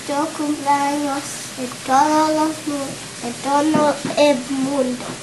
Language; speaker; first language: Spanish; early bilingual, heritage; Spanish